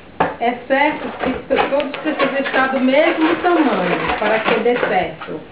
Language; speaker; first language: Portuguese; native; Portuguese